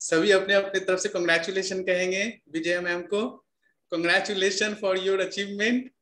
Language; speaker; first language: Hindi; native; Hindi